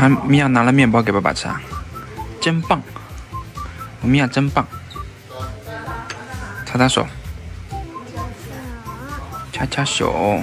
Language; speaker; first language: Chinese; native; Chinese